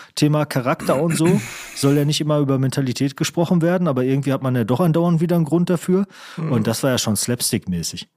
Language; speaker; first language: German; native; German